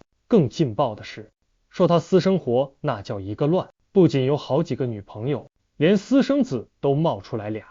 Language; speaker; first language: Chinese; native; Chinese